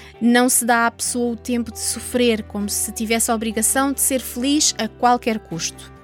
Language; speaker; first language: Portuguese; native; Portuguese